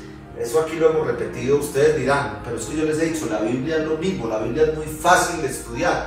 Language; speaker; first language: Spanish; native; Spanish